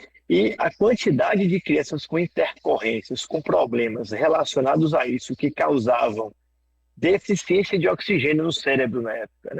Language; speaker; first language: Portuguese; native; Portuguese